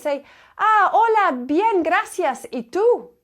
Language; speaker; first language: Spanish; non-native, fluent; English